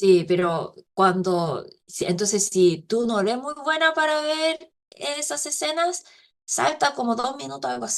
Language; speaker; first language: Spanish; non-native, fluent; Korean